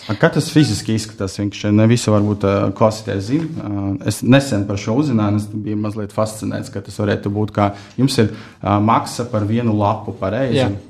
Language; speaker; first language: Latvian; non-native, local second language; Russian